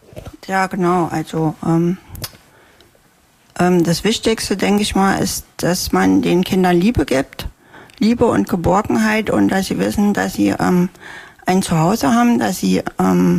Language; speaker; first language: German; native; German